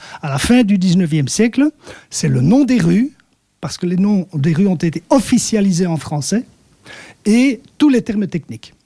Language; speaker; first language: French; non-native, local second language; Dutch